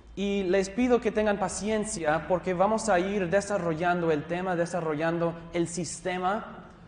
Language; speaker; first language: Spanish; non-native, fluent; English